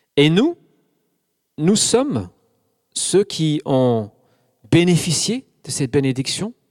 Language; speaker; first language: French; non-native, fluent; English